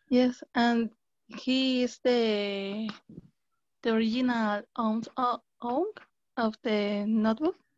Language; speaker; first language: English; non-native, learner; Spanish